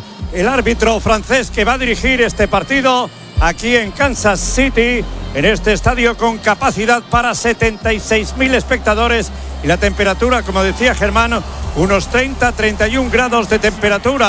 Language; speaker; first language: Spanish; native; Spanish